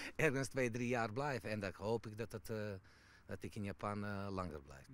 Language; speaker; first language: Dutch; non-native, fluent; Serbian